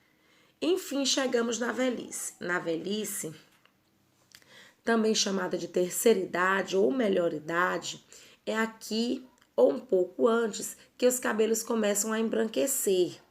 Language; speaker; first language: Portuguese; native; Portuguese